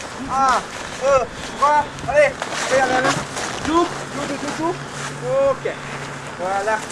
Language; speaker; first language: French; non-native, learner; Italian